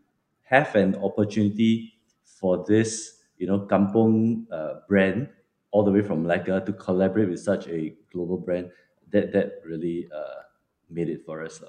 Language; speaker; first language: English; non-native, local second language; Min Nan Chinese